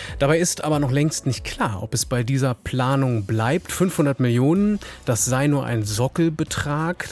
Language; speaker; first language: German; native; German